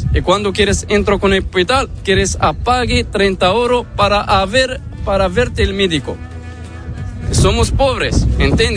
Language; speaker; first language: Spanish; non-native, learner; Arabic